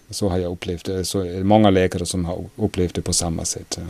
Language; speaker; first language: Swedish; non-native, fluent; German